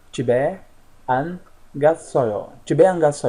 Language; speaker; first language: Korean; non-native, learner; Portuguese